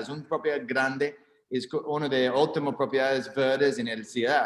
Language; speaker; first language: Spanish; non-native, learner; English